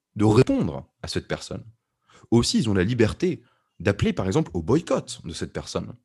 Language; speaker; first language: French; non-native, local second language; Arabic